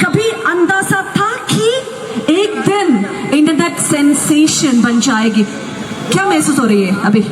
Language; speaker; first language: Hindi; non-native, local second language; Malayalam